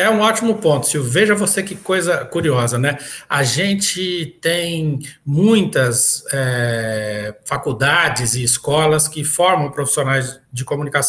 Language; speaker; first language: Portuguese; native; Portuguese